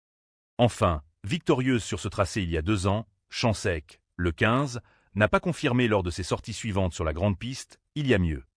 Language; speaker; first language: French; native; French